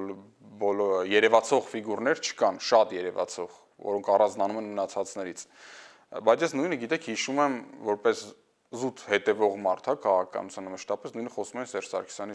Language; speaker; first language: Armenian; native; Armenian